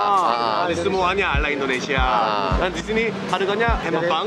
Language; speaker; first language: Indonesian; non-native, fluent; Korean